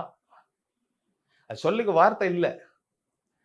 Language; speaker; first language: Telugu; non-native, local second language; Tamil